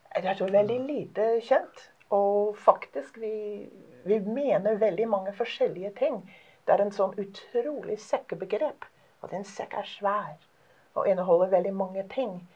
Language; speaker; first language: Norwegian; non-native, fluent; English